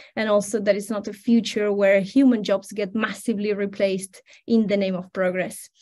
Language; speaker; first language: English; non-native, fluent; Spanish